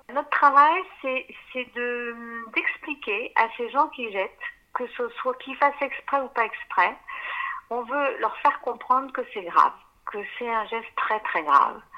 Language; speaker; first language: French; native; French